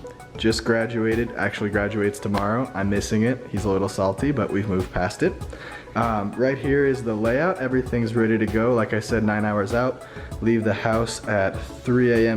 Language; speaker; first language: English; native; English